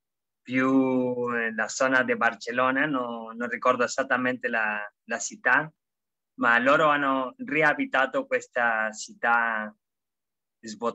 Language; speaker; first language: Italian; non-native, fluent; Spanish